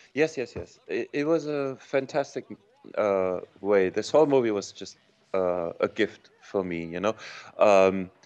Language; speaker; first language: English; non-native, fluent; German